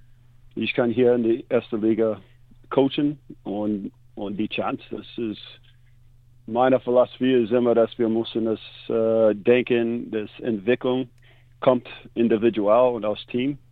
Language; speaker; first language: German; non-native, learner; English